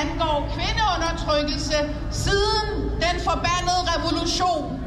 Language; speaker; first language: Danish; early bilingual, other home language; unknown